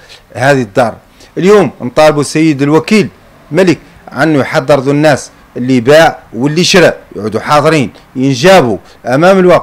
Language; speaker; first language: Arabic; native; Arabic